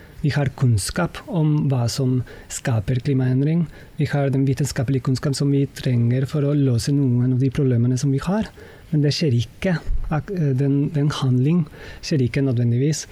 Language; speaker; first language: Norwegian; non-native, fluent; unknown